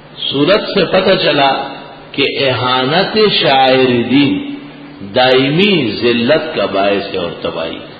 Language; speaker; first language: Urdu; non-native, local second language; Pashto